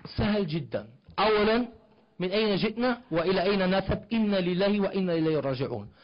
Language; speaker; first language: Arabic; non-native, fluent; German